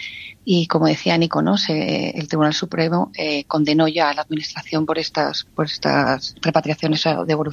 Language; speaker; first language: Spanish; native; Spanish